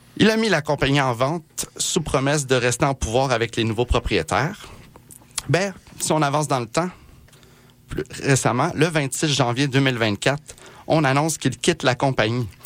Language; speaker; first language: French; native; French